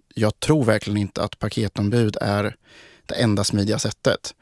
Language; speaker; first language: Swedish; native; Swedish